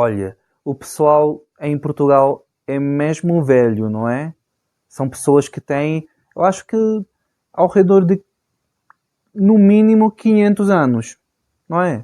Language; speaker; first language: Portuguese; non-native, fluent; Spanish